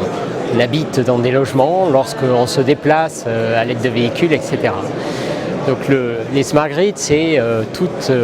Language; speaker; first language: French; native; French